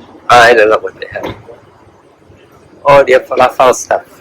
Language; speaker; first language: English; non-native, fluent; Indonesian